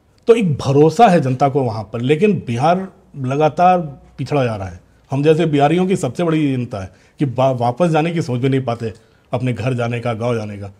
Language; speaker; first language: Hindi; native; Hindi